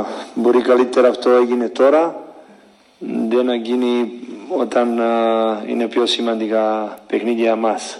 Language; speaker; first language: Greek; non-native, fluent; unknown